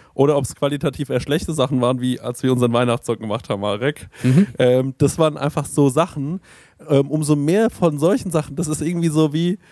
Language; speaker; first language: German; native; German